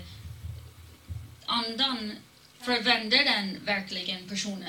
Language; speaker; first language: Swedish; non-native, learner; English